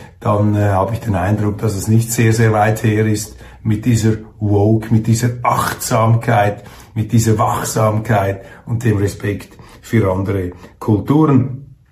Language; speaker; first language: German; native; German